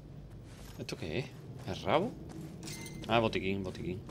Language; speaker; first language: Spanish; native; Spanish